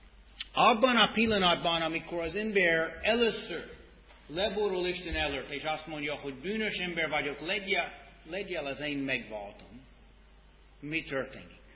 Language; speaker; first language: Hungarian; non-native, fluent; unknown